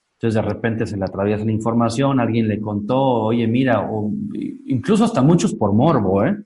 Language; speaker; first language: Spanish; native; Spanish